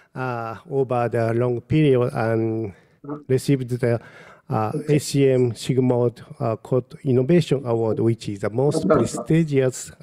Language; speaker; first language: English; non-native, fluent; Japanese